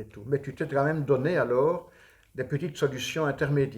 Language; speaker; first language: French; native; French